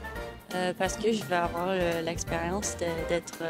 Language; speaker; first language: French; non-native, learner; English